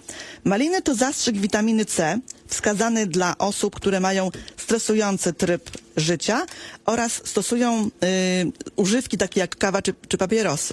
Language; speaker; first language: Polish; native; Polish